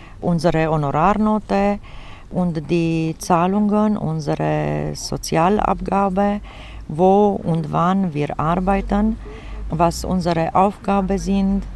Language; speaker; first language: German; non-native, fluent; Romanian